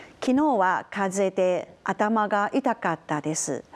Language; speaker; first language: Japanese; non-native, fluent; Chinese